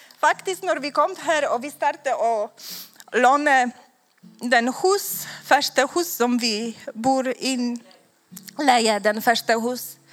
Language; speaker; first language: Swedish; non-native, learner; Polish